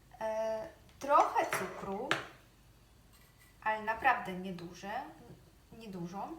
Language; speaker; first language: Polish; non-native, fluent; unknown